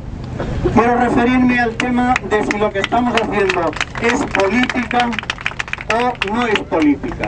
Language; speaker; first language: Spanish; native; Spanish